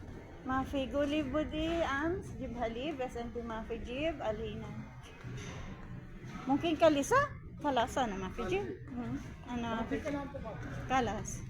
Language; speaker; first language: Arabic; non-native, learner; Filipino